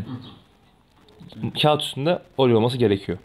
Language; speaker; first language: Turkish; native; Turkish